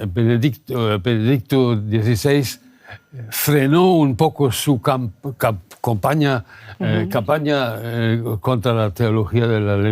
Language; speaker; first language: Spanish; non-native, fluent; German